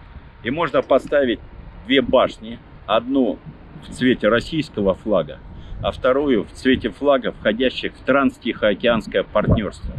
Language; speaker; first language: Russian; native; Russian